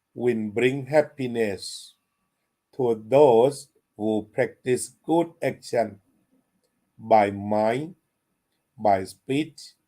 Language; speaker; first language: English; non-native, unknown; Thai